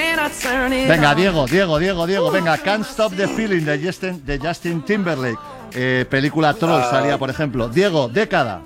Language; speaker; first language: Spanish; native; Spanish